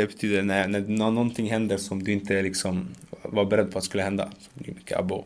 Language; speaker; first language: Swedish; early bilingual, other home language; Macedonian